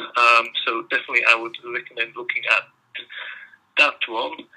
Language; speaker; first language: English; non-native, fluent; Dutch